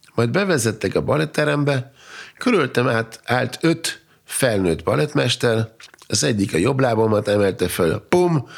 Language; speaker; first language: Hungarian; non-native, fluent; German